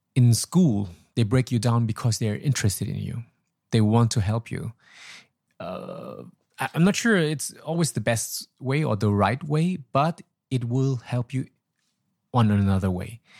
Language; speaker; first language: English; non-native, fluent; German